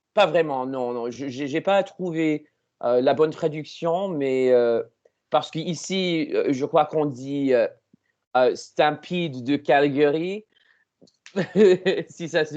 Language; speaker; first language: French; non-native, learner; English